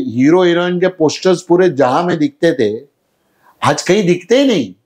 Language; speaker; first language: Hindi; non-native, local second language; Urdu